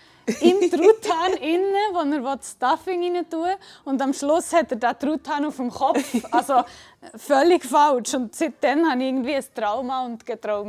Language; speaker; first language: German; native; German